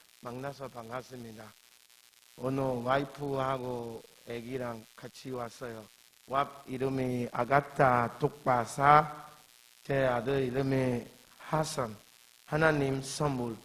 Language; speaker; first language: Korean; non-native, learner; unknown